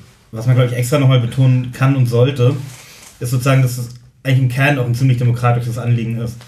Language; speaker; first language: German; native; German